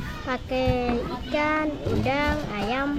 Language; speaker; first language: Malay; non-native, learner; Rohingya